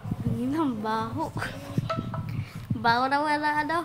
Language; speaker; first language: Filipino; native; Filipino